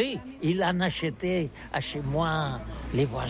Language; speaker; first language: French; non-native, learner; Catalan